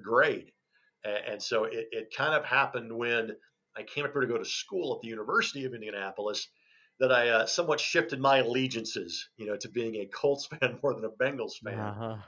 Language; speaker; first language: English; native; English